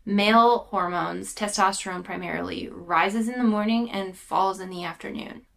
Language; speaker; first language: English; native; English